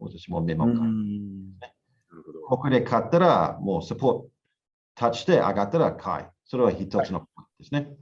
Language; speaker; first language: Japanese; non-native, learner; English